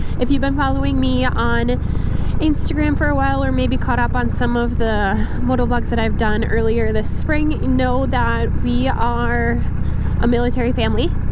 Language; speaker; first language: English; native; English